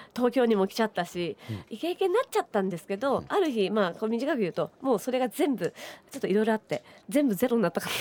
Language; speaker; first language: Japanese; native; Japanese